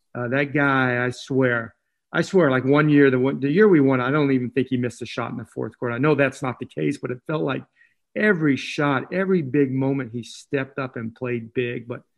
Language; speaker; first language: English; native; English